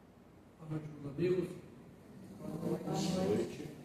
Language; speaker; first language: Portuguese; native; Portuguese